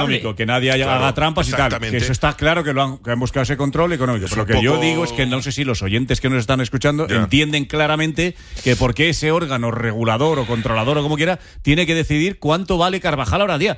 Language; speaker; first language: Spanish; native; Spanish